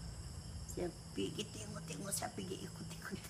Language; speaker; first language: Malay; non-native, local second language; Central Dusun